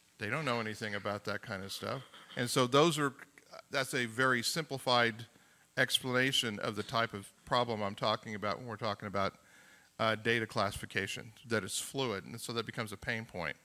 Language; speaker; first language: English; native; English